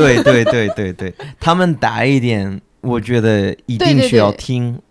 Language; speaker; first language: Chinese; non-native, fluent; English